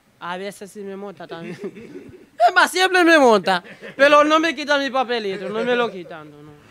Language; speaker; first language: Spanish; non-native, learner; Haitian Creole